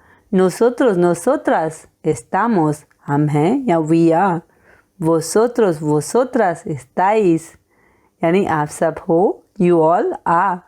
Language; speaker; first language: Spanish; non-native, fluent; Hindi